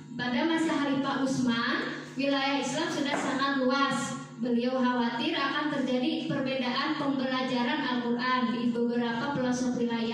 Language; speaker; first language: Indonesian; native; Indonesian